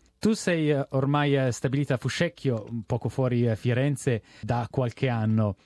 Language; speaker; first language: Italian; native; Italian